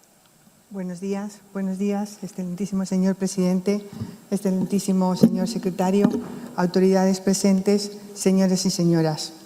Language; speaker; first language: Spanish; native; Spanish